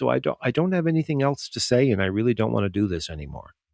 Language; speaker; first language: English; native; English